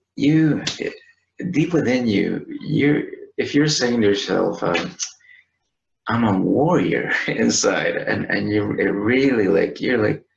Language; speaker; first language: English; native; English